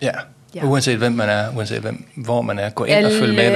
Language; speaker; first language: Danish; native; Danish